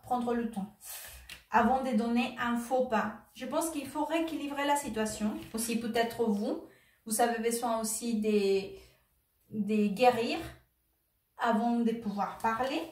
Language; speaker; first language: French; non-native, fluent; Spanish